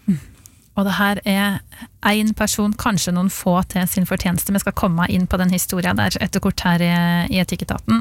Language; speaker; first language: Norwegian; native; Norwegian